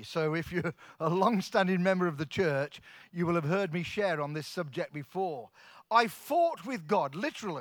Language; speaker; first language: English; native; English